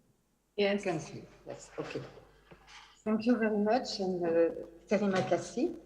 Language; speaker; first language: English; non-native, fluent; French